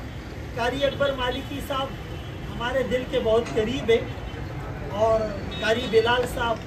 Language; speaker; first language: Urdu; native; Urdu